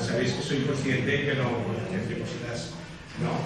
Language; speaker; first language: Spanish; native; Spanish